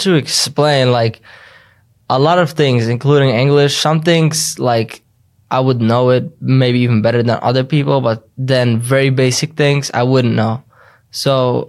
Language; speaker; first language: English; early bilingual, other home language; Yiddish